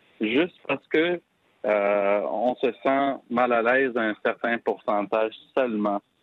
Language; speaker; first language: French; non-native, fluent; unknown